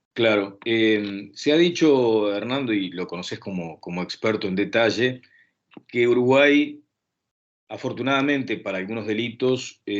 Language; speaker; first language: Spanish; native; Spanish